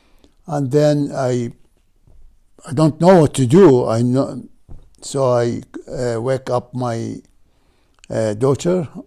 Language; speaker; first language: English; non-native, fluent; Arabic